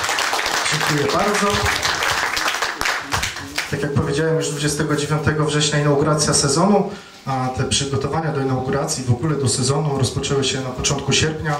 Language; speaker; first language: Polish; native; Polish